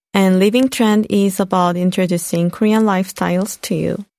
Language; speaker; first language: English; non-native, fluent; Korean